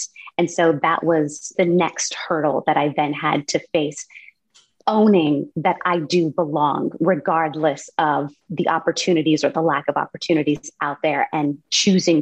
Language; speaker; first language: English; native; English